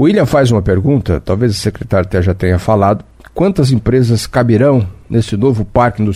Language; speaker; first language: Portuguese; native; Portuguese